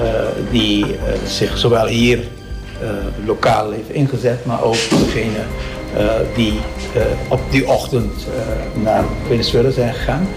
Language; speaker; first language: Dutch; non-native, local second language; Papiamento